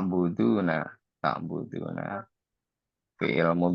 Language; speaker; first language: Arabic; non-native, learner; Indonesian